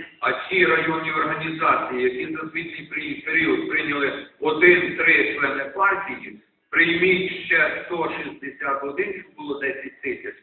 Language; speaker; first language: Ukrainian; native; Ukrainian